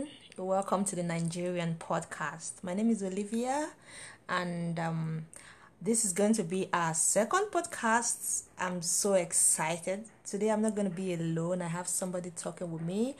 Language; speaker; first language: English; non-native, local second language; Igbo